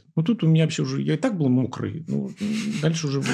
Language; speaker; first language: Russian; native; Russian